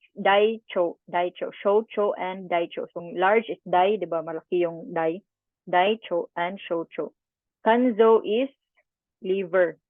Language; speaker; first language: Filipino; non-native, local second language; Cebuano